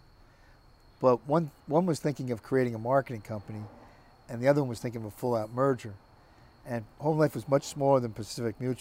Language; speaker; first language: English; native; English